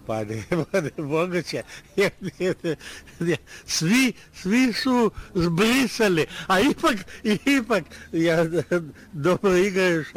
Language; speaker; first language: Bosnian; non-native, learner; Russian